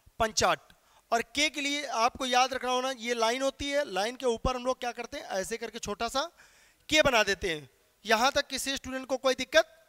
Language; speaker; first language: Hindi; native; Hindi